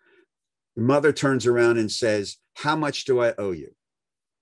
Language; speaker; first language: English; native; English